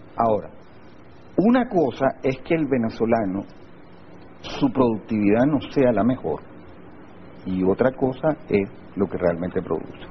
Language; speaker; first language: Spanish; native; Spanish